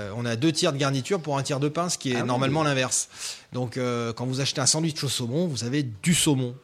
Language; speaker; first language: French; native; French